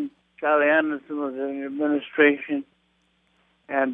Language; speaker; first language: English; native; English